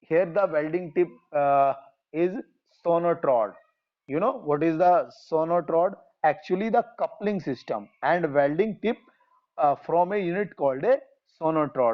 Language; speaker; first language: English; non-native, local second language; Hindi